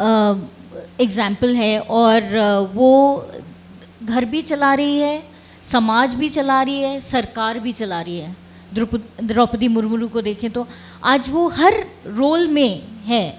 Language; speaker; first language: Hindi; native; Hindi